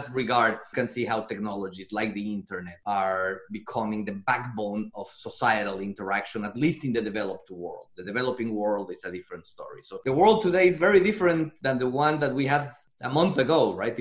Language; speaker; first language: English; non-native, fluent; Spanish